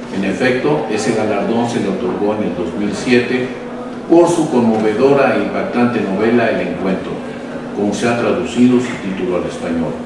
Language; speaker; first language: Spanish; native; Spanish